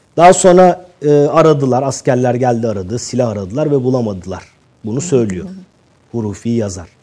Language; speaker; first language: Turkish; native; Turkish